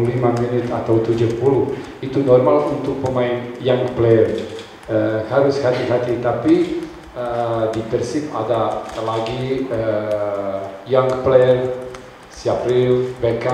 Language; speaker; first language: Indonesian; non-native, learner; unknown